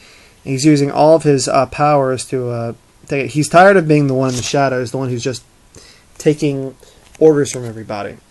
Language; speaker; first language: English; native; English